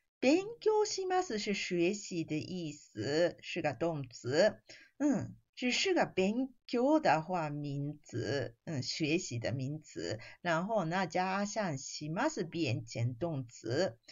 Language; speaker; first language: Chinese; non-native, fluent; Japanese